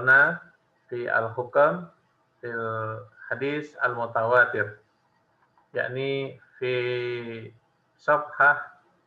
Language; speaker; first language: Arabic; non-native, fluent; Indonesian